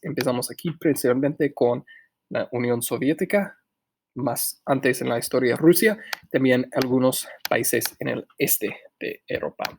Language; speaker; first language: Spanish; non-native, fluent; English